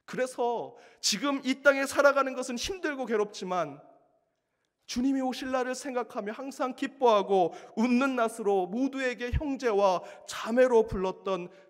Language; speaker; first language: Korean; native; Korean